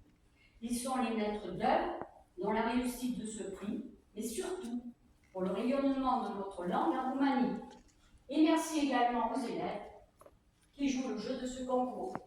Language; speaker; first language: French; native; French